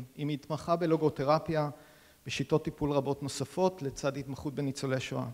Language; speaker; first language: Hebrew; native; Hebrew